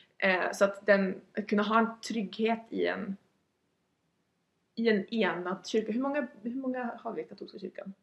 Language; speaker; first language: Swedish; native; Swedish